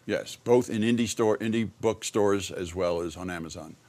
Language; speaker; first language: English; native; English